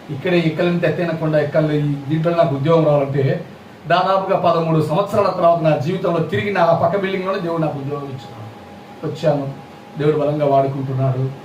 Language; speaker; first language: Telugu; non-native, local second language; Lambadi